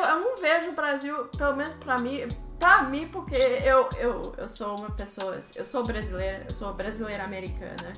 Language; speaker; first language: Portuguese; early bilingual, heritage; Portuguese